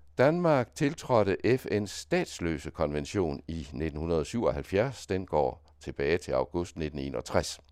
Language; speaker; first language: Danish; native; Danish